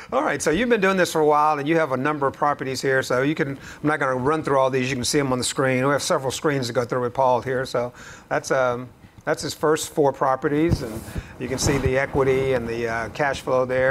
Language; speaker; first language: English; native; English